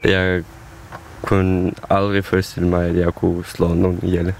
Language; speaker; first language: Danish; non-native, fluent; Ukrainian